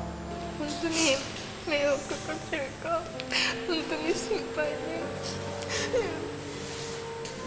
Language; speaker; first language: Japanese; native; Japanese